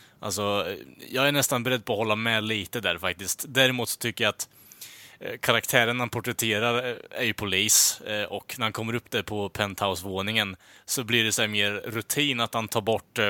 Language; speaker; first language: Swedish; native; Swedish